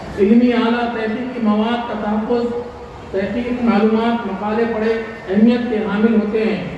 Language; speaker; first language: Urdu; native; Urdu